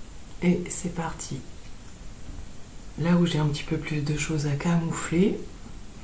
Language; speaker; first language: French; native; French